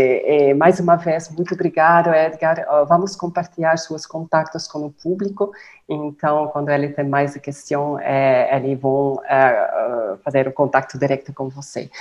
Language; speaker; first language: Portuguese; non-native, fluent; Dutch